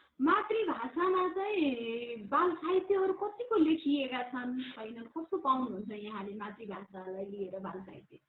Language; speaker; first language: Nepali; native; Nepali